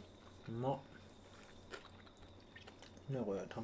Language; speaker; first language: Japanese; native; Japanese